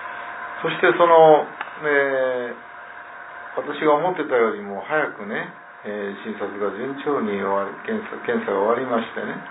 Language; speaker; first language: Japanese; native; Japanese